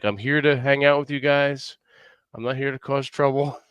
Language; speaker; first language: English; native; English